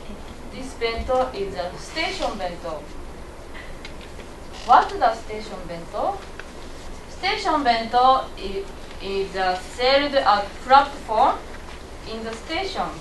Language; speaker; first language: English; non-native, learner; Japanese